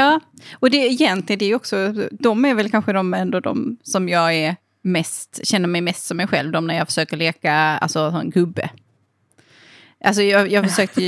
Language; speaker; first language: Swedish; native; Swedish